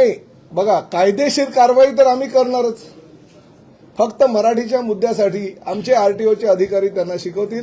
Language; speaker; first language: Marathi; native; Marathi